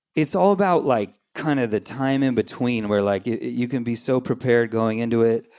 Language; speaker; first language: English; native; English